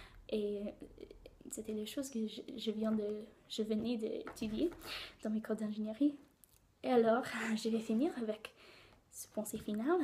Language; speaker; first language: French; non-native, learner; English